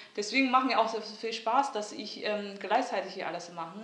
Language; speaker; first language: German; non-native, fluent; Chinese